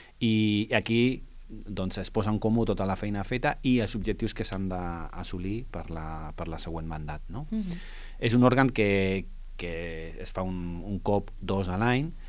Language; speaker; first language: Catalan; non-native, local second language; Spanish